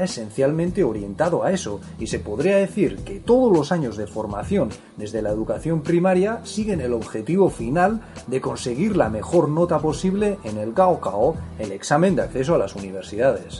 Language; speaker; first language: Spanish; native; Spanish